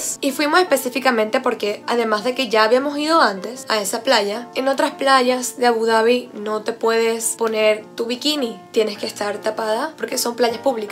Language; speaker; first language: Spanish; native; Spanish